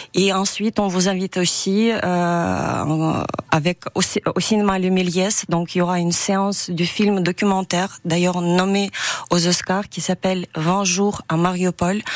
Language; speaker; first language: French; non-native, fluent; Ukrainian